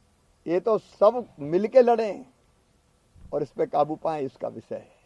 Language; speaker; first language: Hindi; native; Hindi